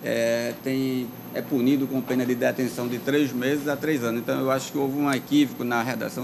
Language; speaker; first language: Portuguese; native; Portuguese